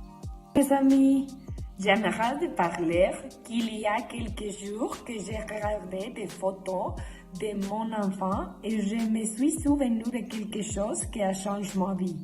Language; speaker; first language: French; non-native, learner; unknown